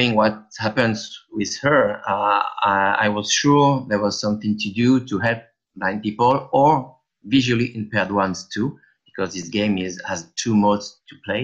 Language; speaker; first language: English; non-native, fluent; French